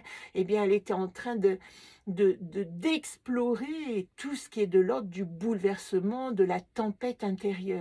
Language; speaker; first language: French; native; French